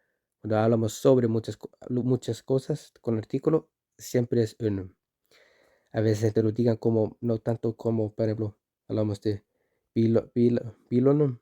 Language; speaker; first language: Spanish; non-native, fluent; Icelandic